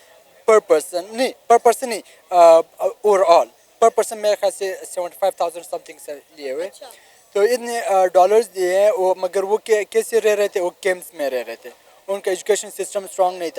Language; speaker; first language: Hindi; non-native, local second language; Pashto